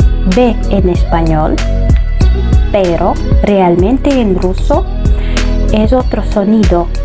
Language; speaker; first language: Spanish; non-native, fluent; Russian